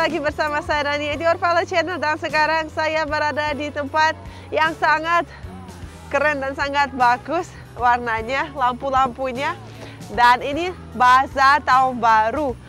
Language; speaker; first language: Indonesian; non-native, fluent; Russian